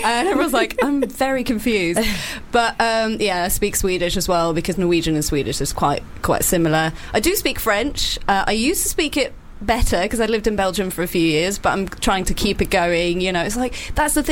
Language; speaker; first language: English; non-native, fluent; Norwegian